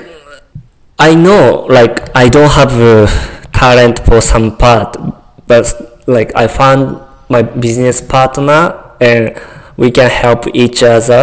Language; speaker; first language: English; non-native, learner; Japanese